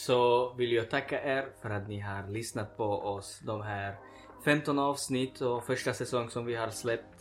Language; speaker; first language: Swedish; early bilingual, other home language; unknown